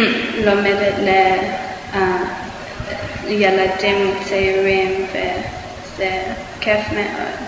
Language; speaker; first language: Hebrew; non-native, learner; English